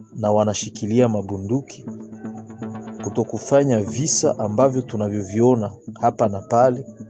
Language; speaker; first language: Swahili; native; Swahili